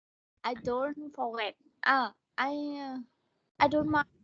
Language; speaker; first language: English; non-native, learner; Vietnamese